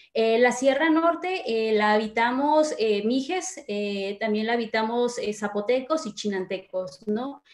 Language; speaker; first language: Spanish; native; Spanish